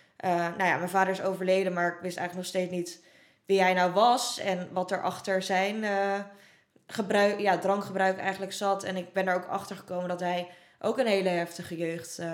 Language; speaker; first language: Dutch; native; Dutch